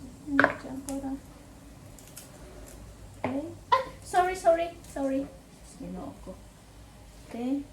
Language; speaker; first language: Italian; non-native, learner; Filipino